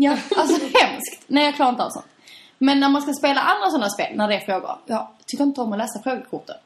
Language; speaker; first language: Swedish; native; Swedish